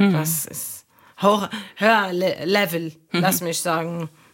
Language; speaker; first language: German; non-native, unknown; Arabic